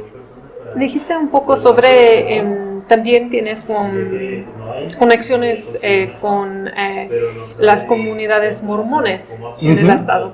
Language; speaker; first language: Spanish; non-native, fluent; English